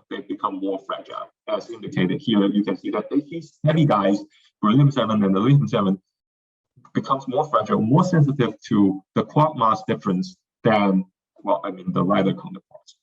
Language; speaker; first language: English; non-native, fluent; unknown